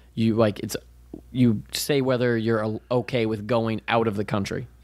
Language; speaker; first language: English; native; English